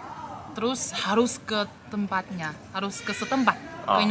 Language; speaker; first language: Indonesian; non-native, fluent; Chinese